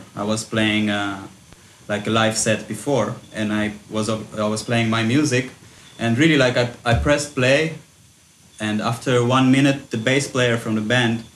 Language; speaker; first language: English; early bilingual, other home language; Russian